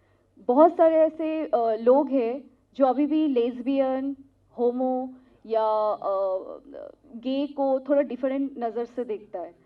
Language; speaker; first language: Hindi; non-native, local second language; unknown